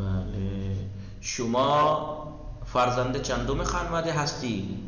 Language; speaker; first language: Persian; non-native, fluent; Urdu